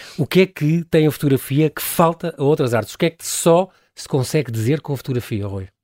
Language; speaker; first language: Portuguese; native; Portuguese